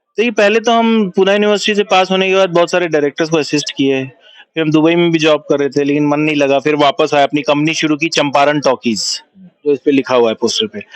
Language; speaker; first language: Hindi; non-native, local second language; Bhojpuri